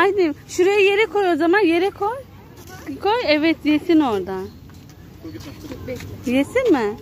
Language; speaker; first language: Turkish; native; Turkish